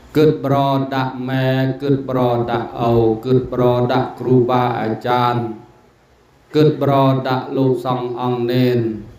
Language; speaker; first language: Khmer; native; Khmer